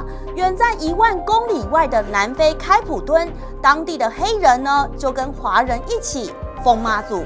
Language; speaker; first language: Chinese; native; Chinese